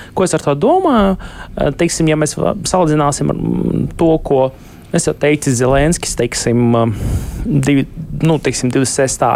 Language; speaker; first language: Latvian; non-native, local second language; Russian